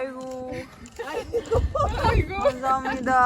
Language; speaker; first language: Korean; non-native, learner; Malayalam